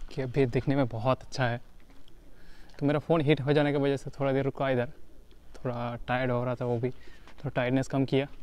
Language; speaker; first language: Hindi; native; Hindi